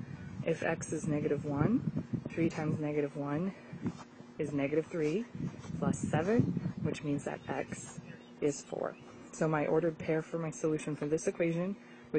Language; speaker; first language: English; native; English